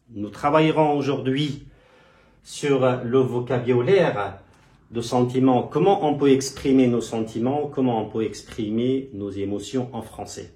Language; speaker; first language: French; non-native, fluent; Persian